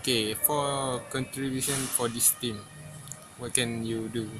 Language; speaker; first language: English; non-native, local second language; Malay